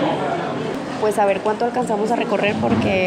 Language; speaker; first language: Spanish; native; Spanish